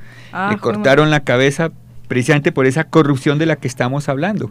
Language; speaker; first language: Spanish; native; Spanish